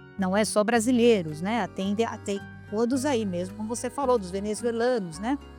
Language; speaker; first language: Portuguese; native; Portuguese